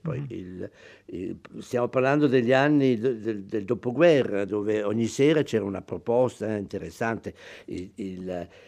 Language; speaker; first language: Italian; native; Italian